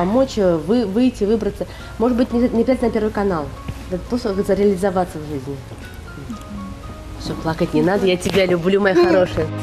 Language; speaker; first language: Russian; native; Russian